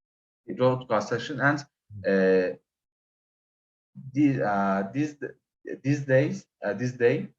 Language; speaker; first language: English; non-native, learner; Turkish